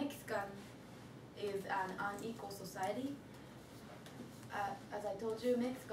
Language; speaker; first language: English; non-native, learner; Japanese